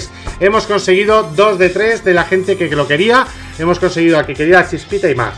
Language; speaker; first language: Spanish; native; Spanish